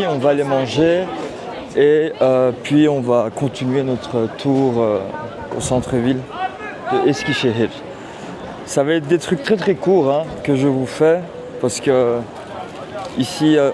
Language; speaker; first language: French; early bilingual, heritage; Turkish